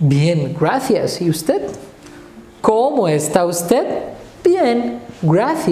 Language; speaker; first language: Spanish; non-native, fluent; Malayalam